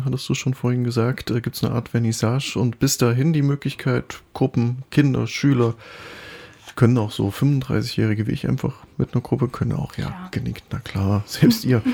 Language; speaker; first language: German; native; German